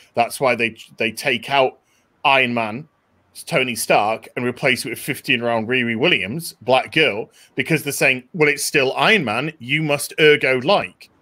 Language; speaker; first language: English; native; English